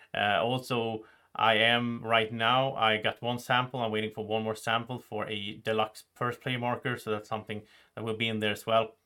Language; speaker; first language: English; non-native, fluent; Swedish